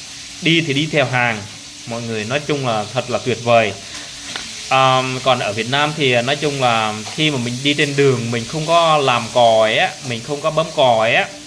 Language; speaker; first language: Vietnamese; non-native, local second language; Jarai